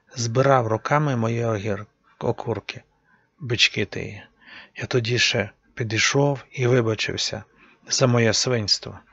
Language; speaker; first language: Ukrainian; native; Ukrainian